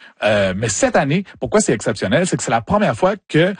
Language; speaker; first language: French; native; French